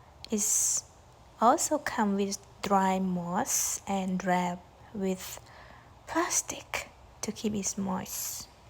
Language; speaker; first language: English; non-native, learner; Thai